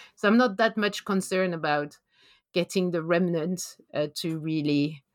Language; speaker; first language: English; non-native, fluent; French